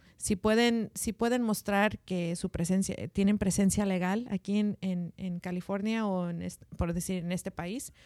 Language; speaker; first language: Spanish; early bilingual, heritage; Spanish